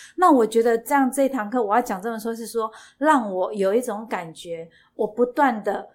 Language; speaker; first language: Chinese; native; Chinese